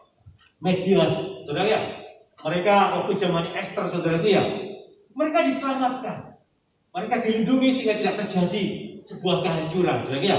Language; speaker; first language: Indonesian; native; Indonesian